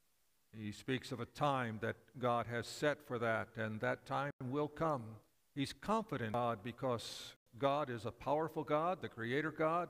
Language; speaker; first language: English; native; English